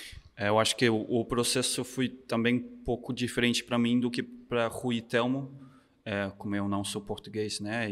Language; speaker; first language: Portuguese; non-native, fluent; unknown